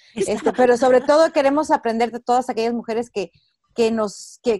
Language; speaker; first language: Spanish; native; Spanish